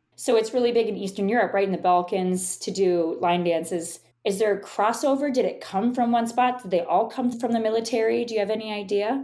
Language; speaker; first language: English; native; English